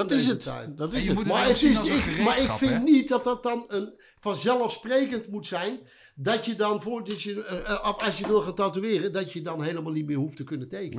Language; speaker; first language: Dutch; native; Dutch